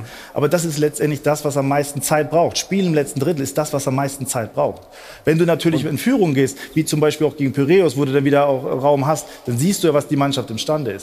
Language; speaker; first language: German; native; German